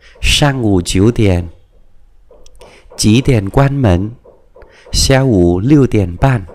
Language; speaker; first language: Chinese; non-native, fluent; Vietnamese